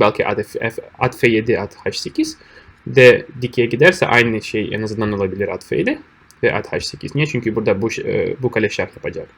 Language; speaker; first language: Turkish; non-native, fluent; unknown